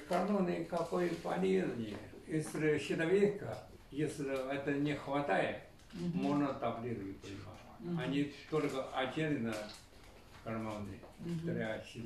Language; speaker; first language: Russian; non-native, learner; Chinese